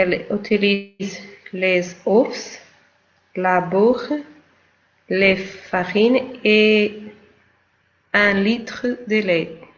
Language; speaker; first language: French; non-native, learner; Portuguese